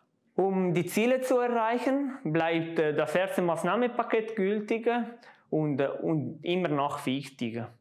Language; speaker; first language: German; non-native, local second language; Italian